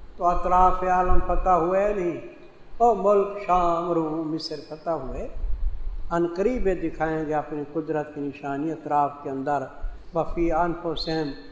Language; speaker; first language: Urdu; non-native, local second language; Punjabi